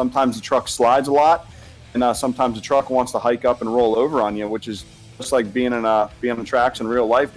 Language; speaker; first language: English; native; English